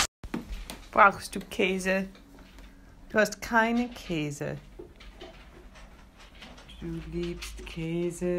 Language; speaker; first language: German; non-native, learner; English